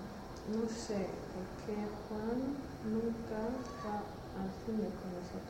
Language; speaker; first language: Spanish; non-native, learner; Swedish